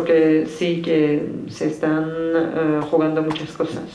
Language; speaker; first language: Spanish; native; Spanish